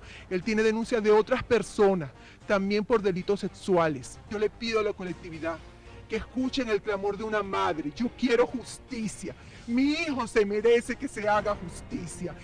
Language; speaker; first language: Spanish; native; Spanish